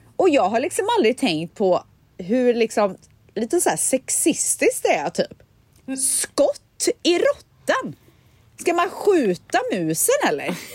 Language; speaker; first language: Swedish; native; Swedish